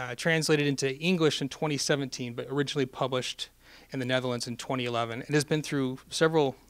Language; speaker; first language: English; native; English